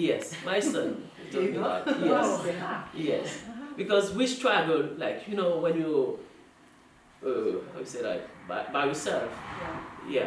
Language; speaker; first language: English; non-native, learner; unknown